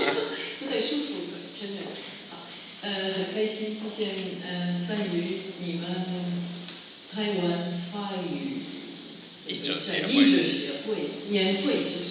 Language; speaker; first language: Chinese; non-native, learner; French